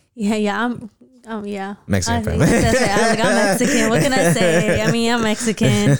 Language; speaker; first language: English; early bilingual, other home language; Spanish